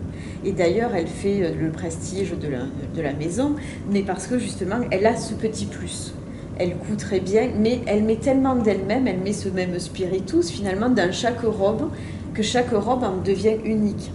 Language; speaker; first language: French; native; French